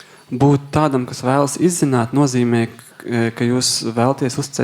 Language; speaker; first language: Latvian; native; Latvian